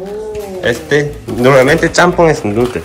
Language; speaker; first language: Spanish; non-native, learner; Korean